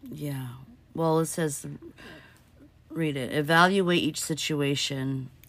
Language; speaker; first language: English; early bilingual, other home language; Portuguese